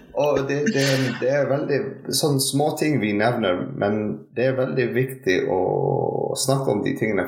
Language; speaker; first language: Norwegian; non-native, fluent; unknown